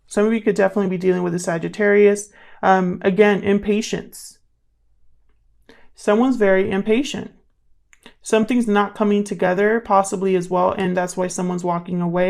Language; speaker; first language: English; native; English